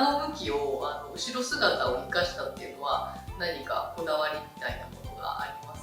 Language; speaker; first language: Japanese; native; Japanese